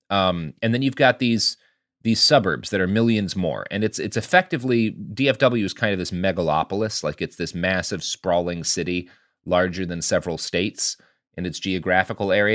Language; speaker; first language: English; native; English